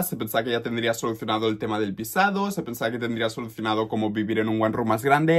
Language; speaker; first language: Spanish; native; Spanish